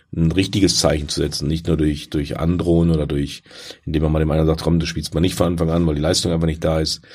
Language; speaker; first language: German; native; German